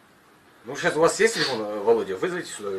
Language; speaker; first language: Russian; native; Russian